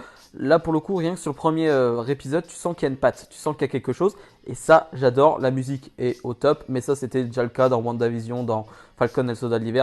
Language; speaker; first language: French; native; French